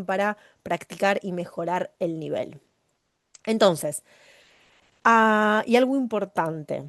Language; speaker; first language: Spanish; native; Spanish